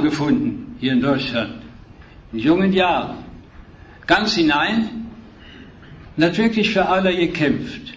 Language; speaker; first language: German; native; German